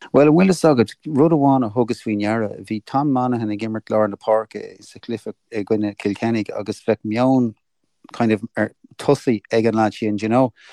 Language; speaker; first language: Irish; native; Irish